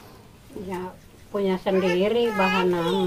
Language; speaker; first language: Indonesian; non-native, local second language; Sundanese